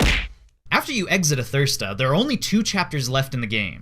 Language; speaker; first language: English; native; English